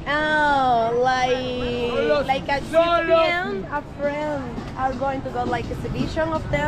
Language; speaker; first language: English; non-native, learner; Spanish